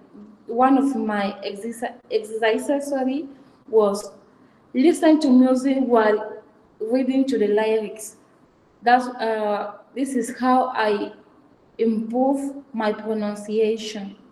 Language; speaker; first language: English; non-native, fluent; Fang